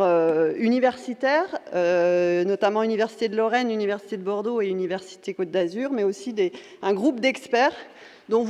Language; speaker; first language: French; native; French